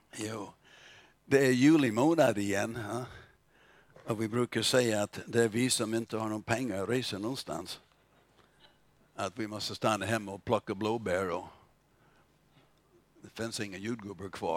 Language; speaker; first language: Swedish; non-native, fluent; English